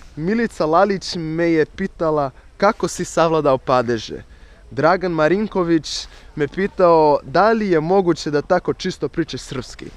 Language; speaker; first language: Serbian; non-native, fluent; Portuguese